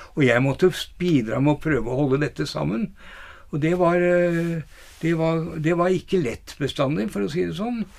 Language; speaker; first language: Norwegian; native; Norwegian